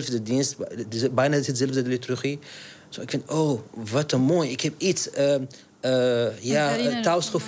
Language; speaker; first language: Dutch; non-native, learner; Arabic